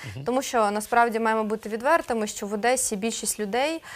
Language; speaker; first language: Ukrainian; non-native, local second language; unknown